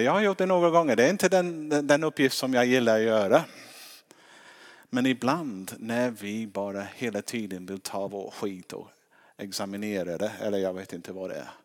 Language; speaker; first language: Swedish; non-native, fluent; English